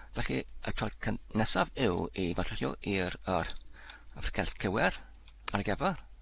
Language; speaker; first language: Welsh; non-native, learner; Polish